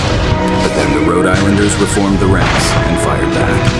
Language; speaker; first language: English; native; English